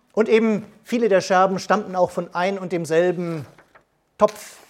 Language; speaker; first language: German; native; German